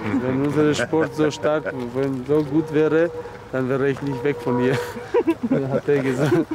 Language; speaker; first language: German; non-native, learner; Armenian